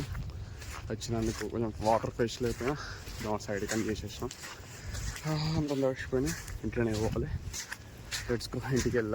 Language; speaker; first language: Telugu; native; Telugu